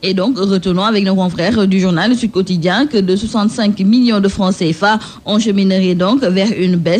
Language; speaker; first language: French; non-native, local second language; Wolof